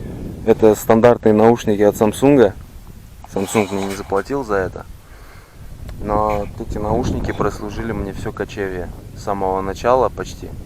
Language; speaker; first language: Russian; native; Russian